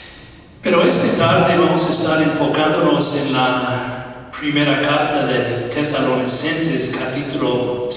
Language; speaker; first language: Spanish; non-native, fluent; English